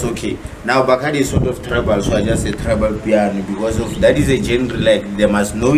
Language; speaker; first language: English; non-native, local second language; Northern Sotho